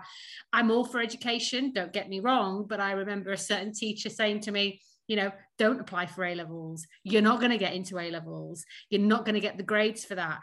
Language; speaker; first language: English; native; English